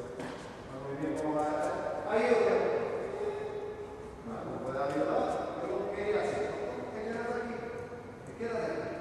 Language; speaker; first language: Spanish; non-native, learner; Portuguese